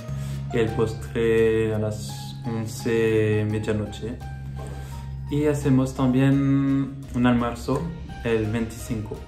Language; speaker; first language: Spanish; non-native, learner; French